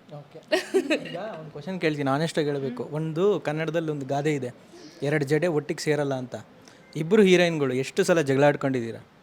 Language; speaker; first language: Kannada; native; Kannada